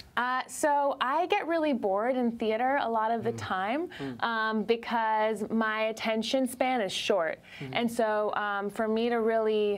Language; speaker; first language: English; native; English